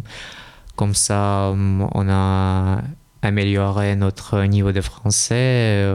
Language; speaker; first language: French; non-native, fluent; Russian